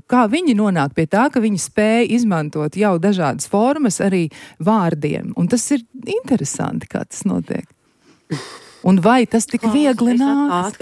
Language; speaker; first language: Latvian; native; Latvian